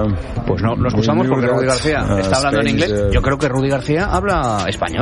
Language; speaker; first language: Spanish; native; Spanish